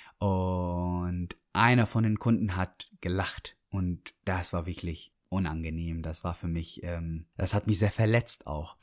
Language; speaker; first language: German; non-native, fluent; Arabic